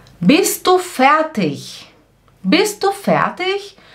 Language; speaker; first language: German; non-native, fluent; Portuguese